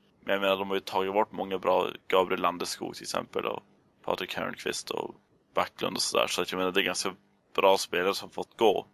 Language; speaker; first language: Swedish; native; Swedish